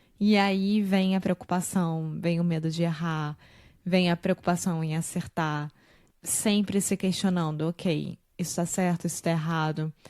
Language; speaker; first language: Portuguese; native; Portuguese